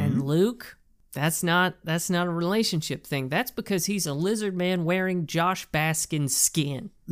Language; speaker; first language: English; native; English